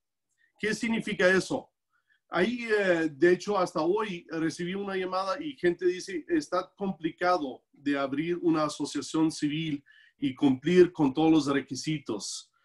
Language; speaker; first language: Spanish; non-native, local second language; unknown